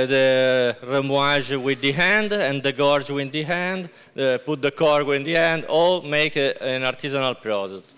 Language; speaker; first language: English; non-native, learner; Italian